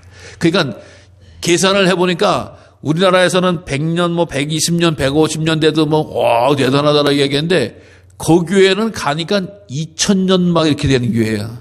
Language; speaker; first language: Korean; native; Korean